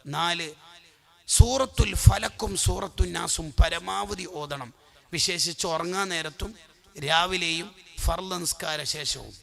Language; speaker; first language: Malayalam; native; Malayalam